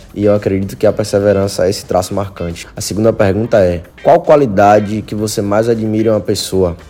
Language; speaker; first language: Portuguese; native; Portuguese